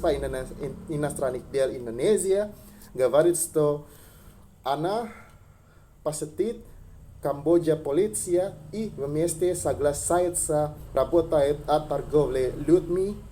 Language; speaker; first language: Russian; non-native, learner; Indonesian